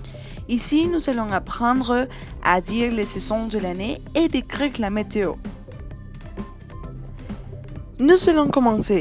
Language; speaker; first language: French; non-native, fluent; Spanish